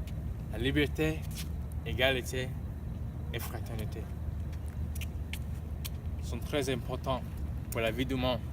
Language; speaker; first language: French; non-native, learner; English